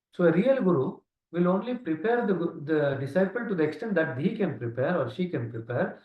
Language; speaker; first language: English; non-native, local second language; Kannada